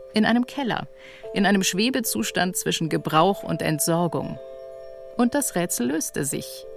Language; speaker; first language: German; native; German